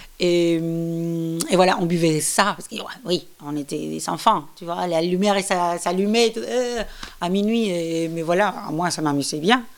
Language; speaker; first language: French; non-native, fluent; Spanish